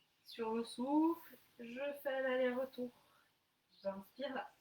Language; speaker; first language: French; native; French